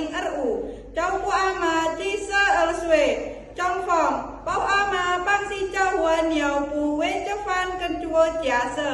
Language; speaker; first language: Chinese; non-native, learner; Indonesian